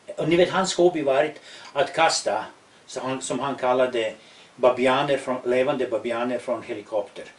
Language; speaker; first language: Swedish; non-native, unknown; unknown